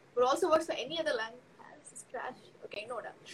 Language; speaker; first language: English; non-native, local second language; Tamil